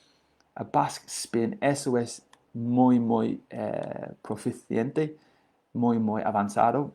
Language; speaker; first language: Spanish; non-native, learner; English